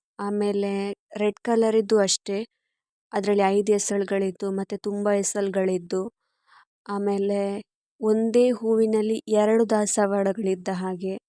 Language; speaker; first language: Kannada; non-native, local second language; Tulu